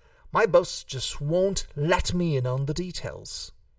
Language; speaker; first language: English; non-native, fluent; Hungarian